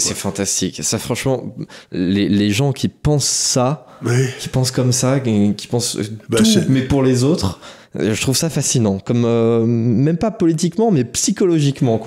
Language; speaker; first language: French; native; French